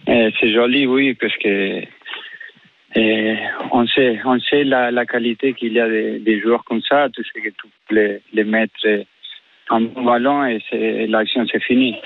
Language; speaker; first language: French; non-native, fluent; Spanish